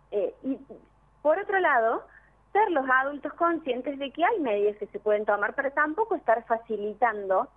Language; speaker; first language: Spanish; native; Spanish